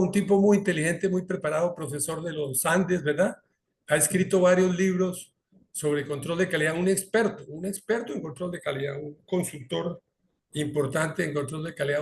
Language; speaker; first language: Spanish; native; Spanish